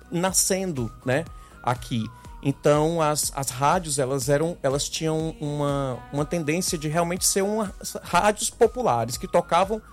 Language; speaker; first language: Portuguese; native; Portuguese